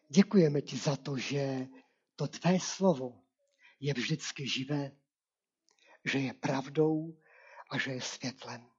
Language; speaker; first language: Czech; non-native, local second language; Polish